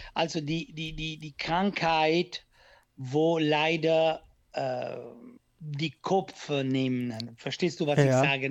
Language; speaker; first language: German; non-native, learner; Italian